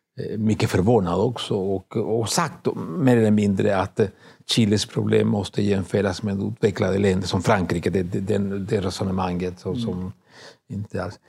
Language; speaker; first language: Swedish; non-native, fluent; Spanish